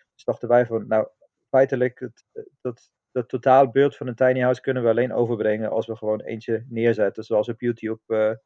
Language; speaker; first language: Dutch; non-native, fluent; German